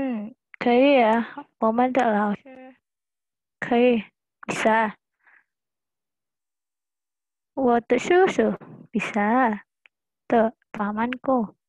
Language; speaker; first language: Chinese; non-native, learner; Indonesian